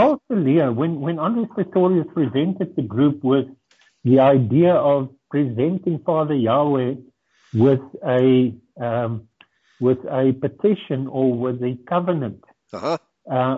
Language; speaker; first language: English; non-native, local second language; Afrikaans